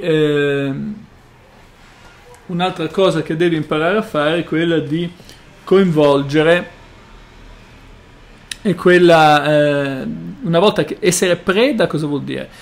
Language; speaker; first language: Italian; native; Italian